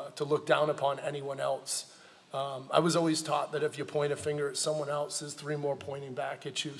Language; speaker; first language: English; native; English